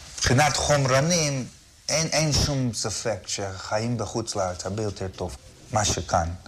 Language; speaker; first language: Hebrew; non-native, fluent; English